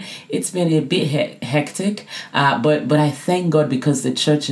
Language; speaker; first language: English; non-native, local second language; Yoruba